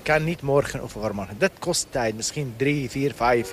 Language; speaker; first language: Dutch; non-native, learner; Arabic